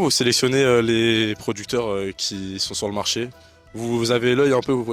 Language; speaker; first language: French; native; French